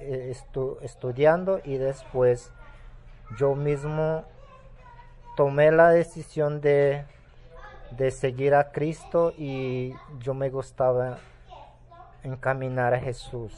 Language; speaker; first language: Spanish; non-native, local second language; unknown